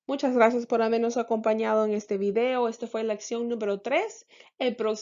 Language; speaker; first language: Spanish; early bilingual, heritage; English